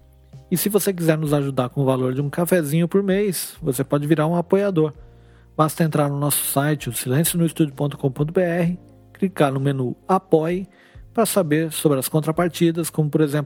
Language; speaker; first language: Portuguese; native; Portuguese